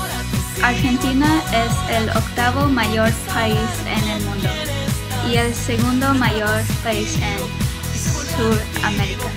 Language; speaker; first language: Spanish; non-native, learner; English